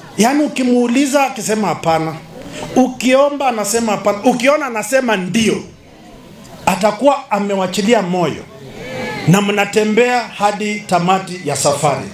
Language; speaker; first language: Swahili; non-native, local second language; Luyia